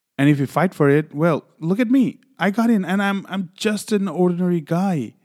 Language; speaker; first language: English; non-native, local second language; Nepali